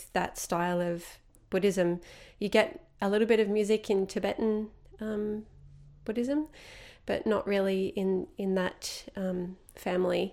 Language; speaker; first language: English; native; English